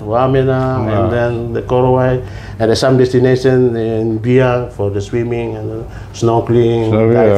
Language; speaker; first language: English; non-native, learner; Indonesian